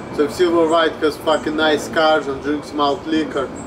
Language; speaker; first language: English; non-native, fluent; Russian